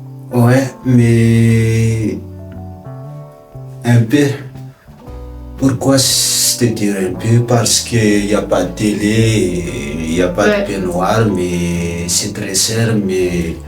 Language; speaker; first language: French; non-native, local second language; Malagasy